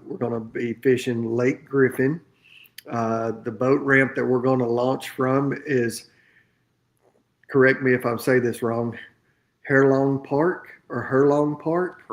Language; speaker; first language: English; native; English